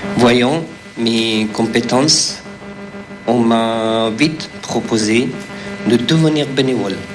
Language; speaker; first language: French; non-native, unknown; Persian